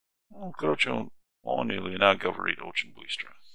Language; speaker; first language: Russian; non-native, fluent; English